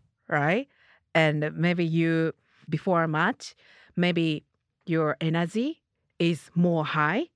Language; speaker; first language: English; non-native, learner; Japanese